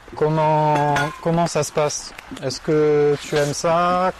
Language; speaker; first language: French; native; French